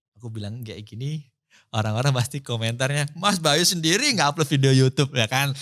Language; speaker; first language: Indonesian; native; Indonesian